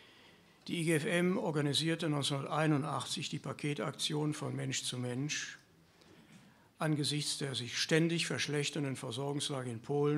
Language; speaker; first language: German; native; German